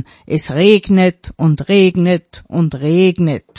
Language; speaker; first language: German; native; German